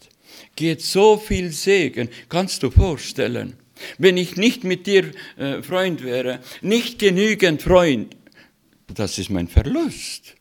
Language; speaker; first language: German; non-native, fluent; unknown